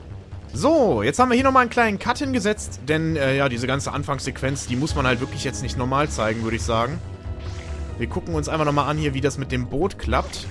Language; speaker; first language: German; native; German